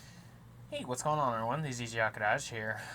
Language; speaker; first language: English; native; English